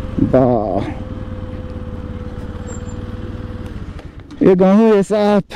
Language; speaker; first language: Hindi; non-native, learner; Nepali